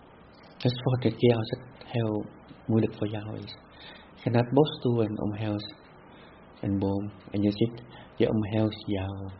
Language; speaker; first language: Dutch; non-native, fluent; Vietnamese